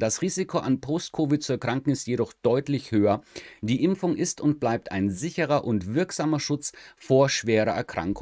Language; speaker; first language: German; native; German